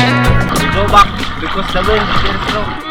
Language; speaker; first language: English; non-native, local second language; Filipino